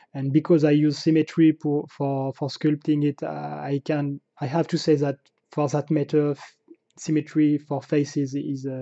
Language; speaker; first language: English; non-native, fluent; French